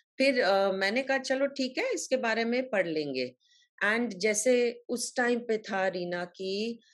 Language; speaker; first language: Hindi; native; Hindi